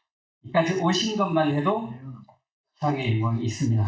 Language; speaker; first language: Korean; native; Korean